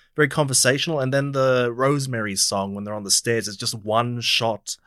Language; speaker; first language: English; non-native, fluent; Polish